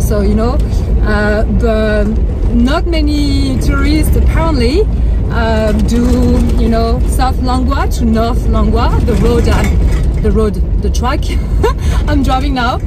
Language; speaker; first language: English; non-native, fluent; French